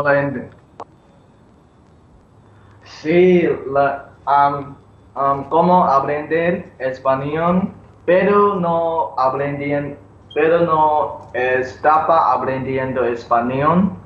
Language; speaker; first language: Spanish; non-native, learner; English